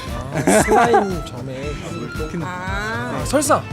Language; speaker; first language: Korean; native; Korean